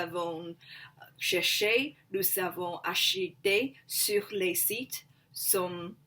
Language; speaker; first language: French; non-native, learner; Chinese